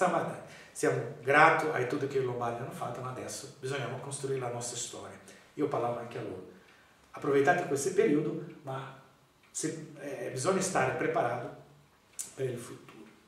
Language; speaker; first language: Italian; non-native, learner; Portuguese